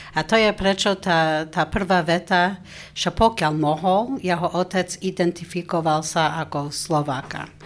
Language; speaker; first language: Slovak; non-native, fluent; English